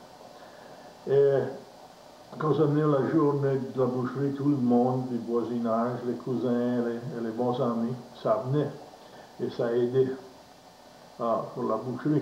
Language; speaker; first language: French; native; French